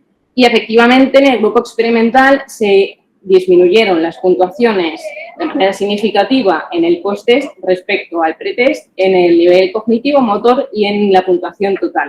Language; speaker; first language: Spanish; native; Spanish